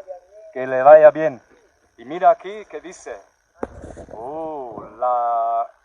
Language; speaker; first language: Spanish; non-native, learner; English